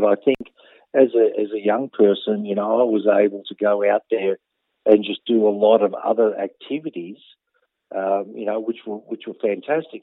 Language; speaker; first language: English; native; English